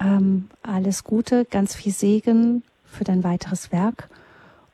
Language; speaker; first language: German; native; German